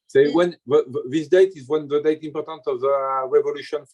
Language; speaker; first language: English; non-native, learner; French